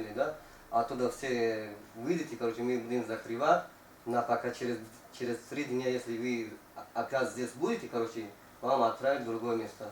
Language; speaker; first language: Russian; non-native, learner; Tajik